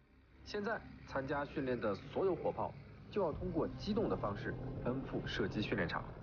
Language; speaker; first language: Chinese; native; Chinese